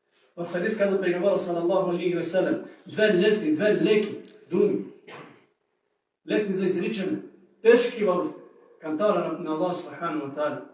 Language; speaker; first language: Bulgarian; native; Bulgarian